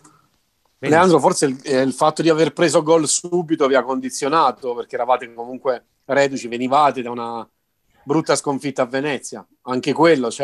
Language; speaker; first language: Italian; native; Italian